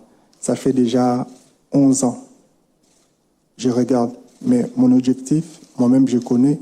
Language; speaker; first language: French; non-native, local second language; Lingala